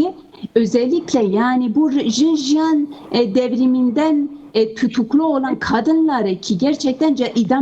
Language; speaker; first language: Turkish; non-native, fluent; Kurdish